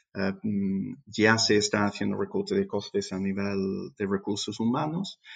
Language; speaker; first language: Spanish; non-native, fluent; English